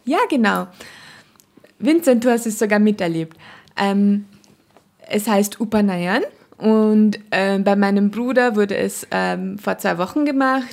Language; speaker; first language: German; non-native, fluent; Nepali